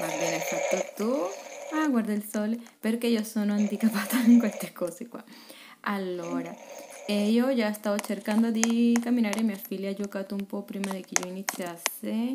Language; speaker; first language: Italian; non-native, fluent; Spanish